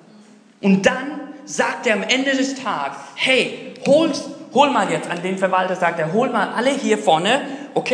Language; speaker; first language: German; non-native, fluent; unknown